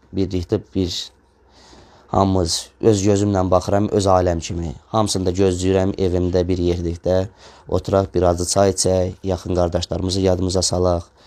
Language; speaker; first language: Azerbaijani; non-native, local second language; Russian